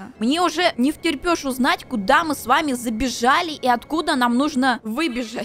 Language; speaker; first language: Russian; native; Russian